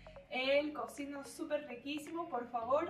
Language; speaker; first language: Spanish; non-native, learner; Russian